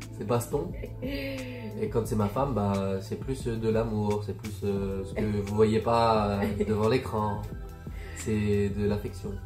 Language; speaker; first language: French; native; French